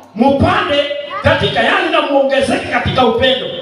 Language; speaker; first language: English; non-native, local second language; Swahili